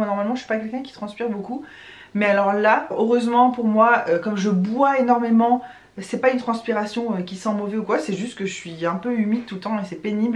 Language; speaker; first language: French; native; French